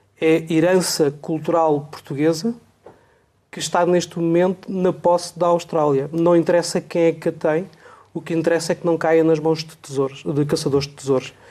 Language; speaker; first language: Portuguese; native; Portuguese